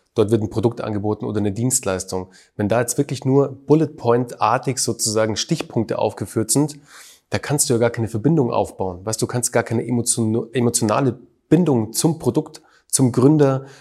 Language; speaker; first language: German; native; German